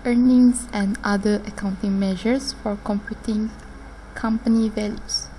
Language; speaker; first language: English; non-native, local second language; Malay